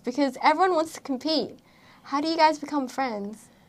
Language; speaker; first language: English; native; English